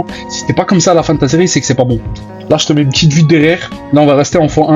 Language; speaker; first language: French; native; French